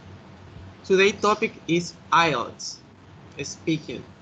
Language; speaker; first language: English; non-native, learner; Spanish